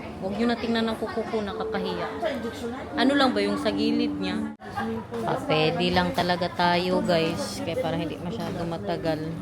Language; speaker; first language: Filipino; non-native, local second language; Cebuano